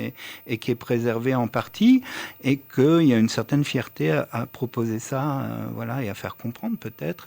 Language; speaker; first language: French; native; French